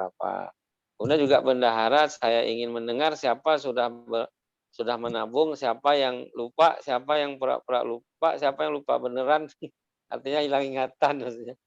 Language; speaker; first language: Indonesian; native; Indonesian